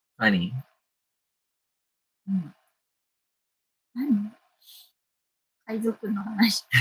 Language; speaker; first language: Japanese; non-native, learner; English